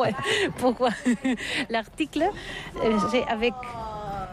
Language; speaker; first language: French; non-native, learner; Catalan